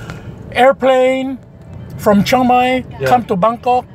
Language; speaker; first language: English; non-native, learner; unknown